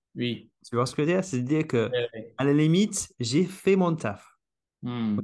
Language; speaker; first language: French; non-native, fluent; English